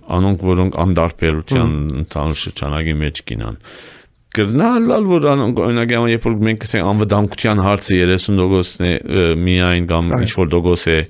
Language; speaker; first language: Armenian; native; Armenian